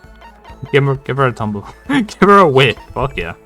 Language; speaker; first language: English; native; English